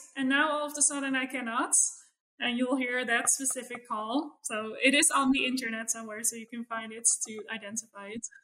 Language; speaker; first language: English; non-native, fluent; Dutch